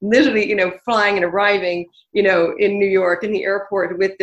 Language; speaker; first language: English; native; English